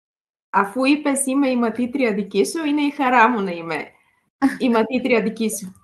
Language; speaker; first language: Greek; non-native, fluent; Bulgarian